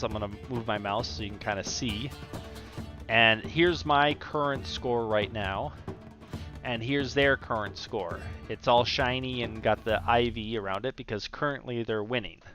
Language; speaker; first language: English; native; English